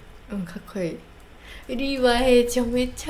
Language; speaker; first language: Japanese; non-native, fluent; English